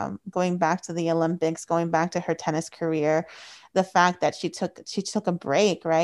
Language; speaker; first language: English; early bilingual, other home language; Spanish